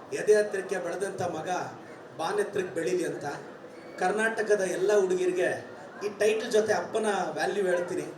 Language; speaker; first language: Kannada; native; Kannada